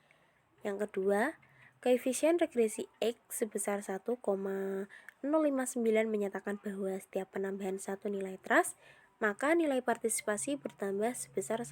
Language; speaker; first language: Indonesian; native; Indonesian